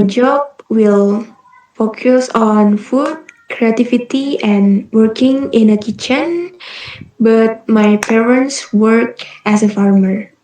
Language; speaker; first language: English; non-native, learner; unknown